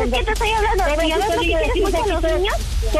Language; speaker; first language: Spanish; native; Spanish